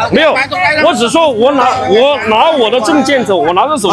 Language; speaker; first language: Chinese; native; Chinese